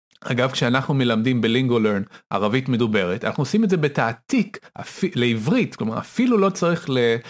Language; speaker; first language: Hebrew; native; Hebrew